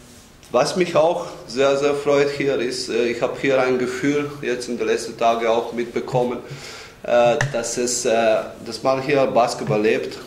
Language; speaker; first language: German; non-native, fluent; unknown